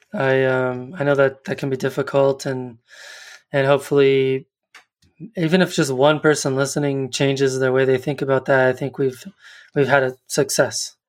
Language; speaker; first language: English; native; English